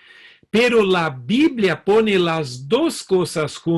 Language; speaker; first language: Spanish; non-native, fluent; Portuguese